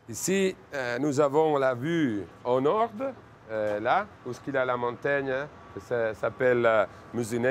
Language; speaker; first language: French; non-native, fluent; Italian